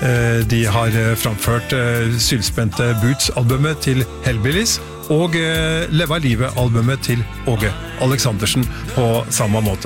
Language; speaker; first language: Norwegian; native; Norwegian